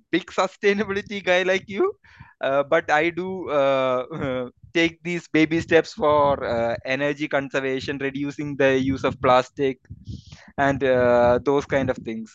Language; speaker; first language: English; non-native, local second language; Malayalam